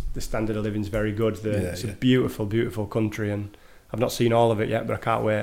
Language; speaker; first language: English; native; English